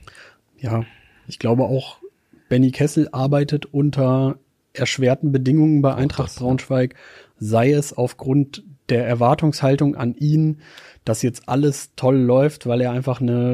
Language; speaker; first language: German; native; German